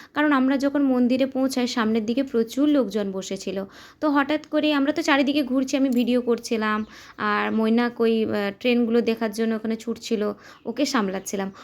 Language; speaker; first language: Bangla; non-native, local second language; Santali